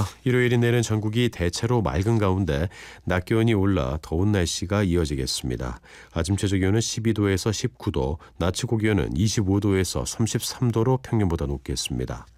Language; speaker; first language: Korean; native; Korean